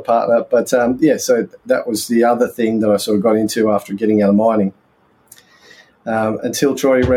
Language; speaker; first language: English; native; English